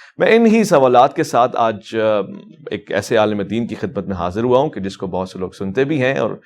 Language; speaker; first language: Urdu; native; Urdu